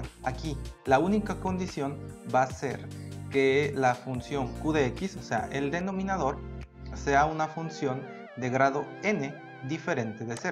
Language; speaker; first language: Spanish; native; Spanish